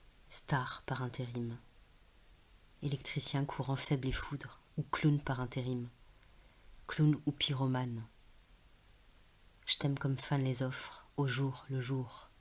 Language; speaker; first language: French; native; French